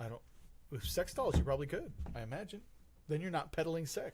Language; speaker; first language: English; native; English